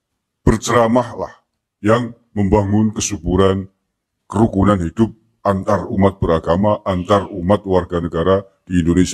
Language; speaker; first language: Indonesian; native; Indonesian